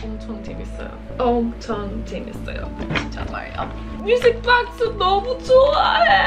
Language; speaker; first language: Korean; non-native, fluent; English